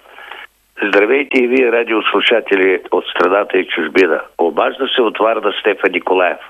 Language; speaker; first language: Bulgarian; native; Bulgarian